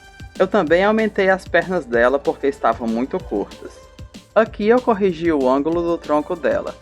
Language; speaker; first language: Portuguese; native; Portuguese